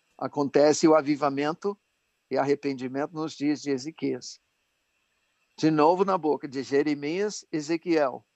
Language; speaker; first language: Portuguese; non-native, fluent; English